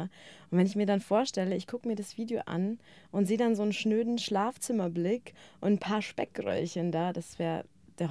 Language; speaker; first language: German; native; German